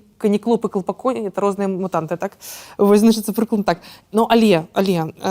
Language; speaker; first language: Belarusian; non-native, local second language; Russian